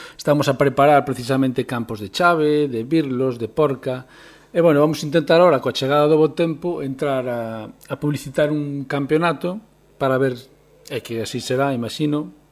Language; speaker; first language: Galician; native; Galician